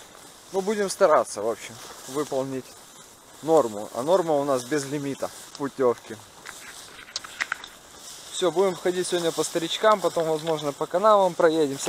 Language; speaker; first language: Russian; native; Russian